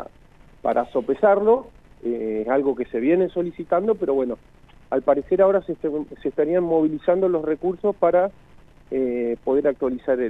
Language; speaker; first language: Spanish; native; Spanish